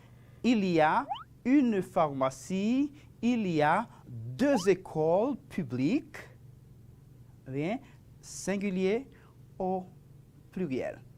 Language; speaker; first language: French; non-native, fluent; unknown